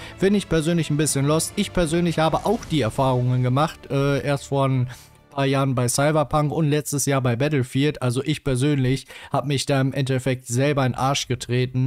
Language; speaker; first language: German; native; German